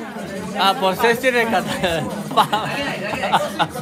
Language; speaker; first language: Spanish; native; Spanish